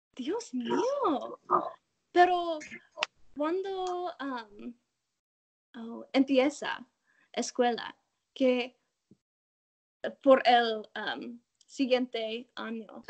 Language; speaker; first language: Spanish; non-native, learner; English